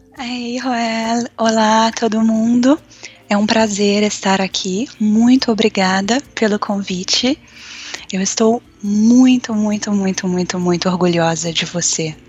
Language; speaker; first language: Portuguese; native; Portuguese